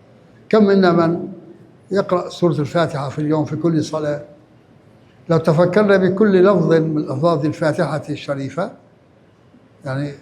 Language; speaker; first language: Arabic; native; Arabic